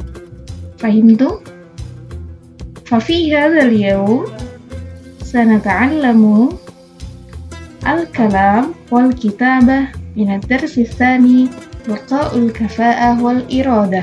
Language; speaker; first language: Arabic; non-native, fluent; Indonesian